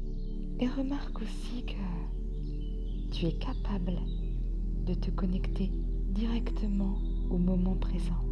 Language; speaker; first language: French; native; French